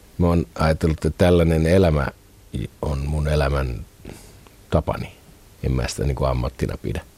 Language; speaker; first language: Finnish; native; Finnish